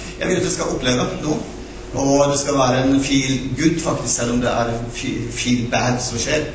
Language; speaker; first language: Norwegian; non-native, local second language; Northern Sami